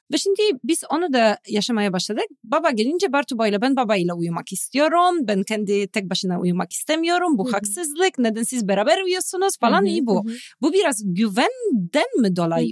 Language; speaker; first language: Turkish; non-native, fluent; Polish